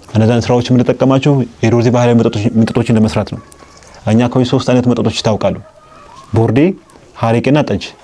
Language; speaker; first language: Amharic; non-native, local second language; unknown